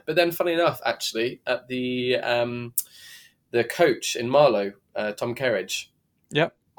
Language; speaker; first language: English; native; English